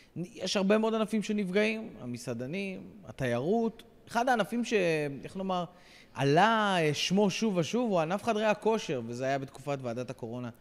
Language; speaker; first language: Hebrew; native; Hebrew